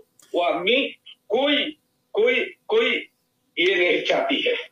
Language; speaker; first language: Hindi; non-native, learner; Bangla